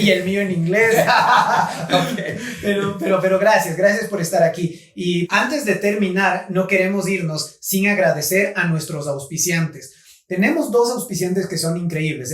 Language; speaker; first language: Spanish; native; Spanish